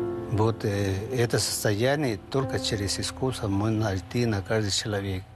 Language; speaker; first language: Russian; non-native, learner; Spanish